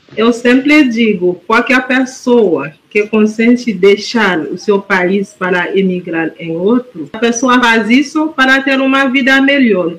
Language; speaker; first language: Portuguese; non-native, fluent; Haitian Creole